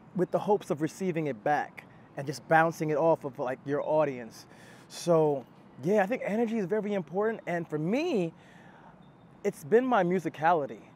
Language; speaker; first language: English; native; English